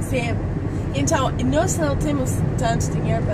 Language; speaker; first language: Portuguese; non-native, learner; English